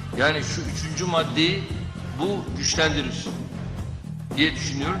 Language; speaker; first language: Turkish; native; Turkish